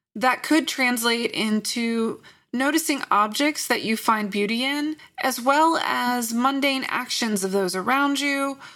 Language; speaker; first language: English; native; English